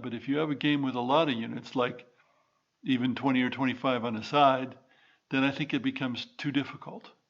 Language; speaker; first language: English; native; English